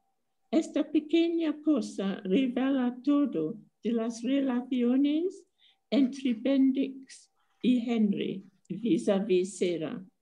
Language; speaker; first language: Spanish; non-native, fluent; English